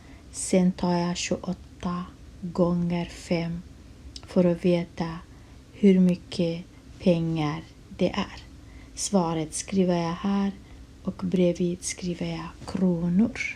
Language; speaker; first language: Swedish; non-native, fluent; Kurdish